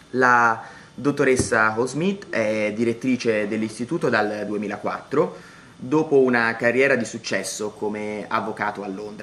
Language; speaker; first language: Italian; native; Italian